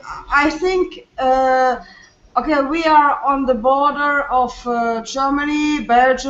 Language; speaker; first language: English; non-native, learner; French